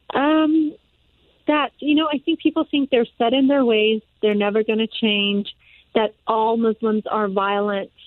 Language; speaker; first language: English; early bilingual, other home language; Persian